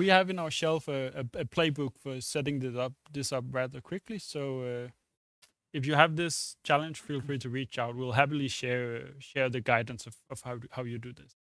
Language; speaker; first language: English; non-native, fluent; Danish